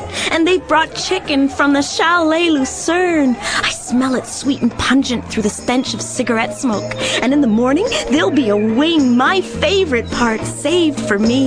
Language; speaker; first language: English; native; English